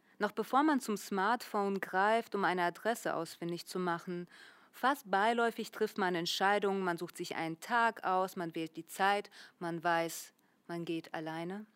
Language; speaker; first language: German; early bilingual, other home language; Russian